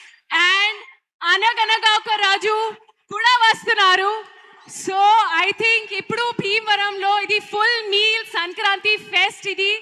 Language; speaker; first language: Telugu; non-native, learner; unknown